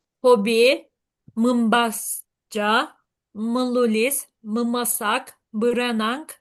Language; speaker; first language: Indonesian; non-native, learner; Turkish